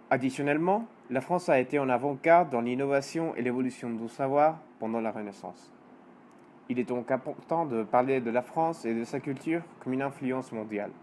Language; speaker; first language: French; non-native, learner; Spanish